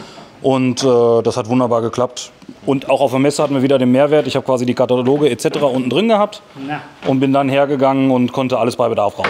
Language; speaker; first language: German; native; German